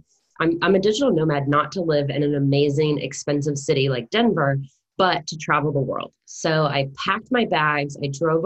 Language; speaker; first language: English; native; English